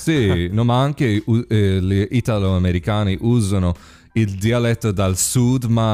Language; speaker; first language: Italian; non-native, learner; English